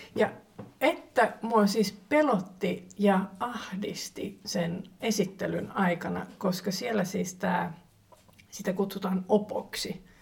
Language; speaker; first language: Finnish; non-native, local second language; Swedish